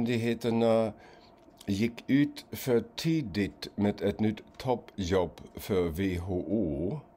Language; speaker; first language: Swedish; non-native, fluent; German